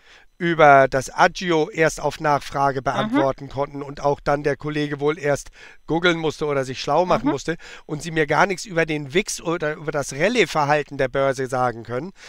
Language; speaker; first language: German; native; German